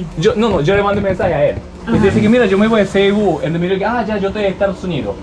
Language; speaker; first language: Spanish; non-native, learner; Japanese